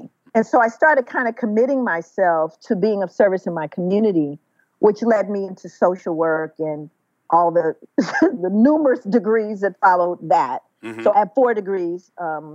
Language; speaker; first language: English; native; English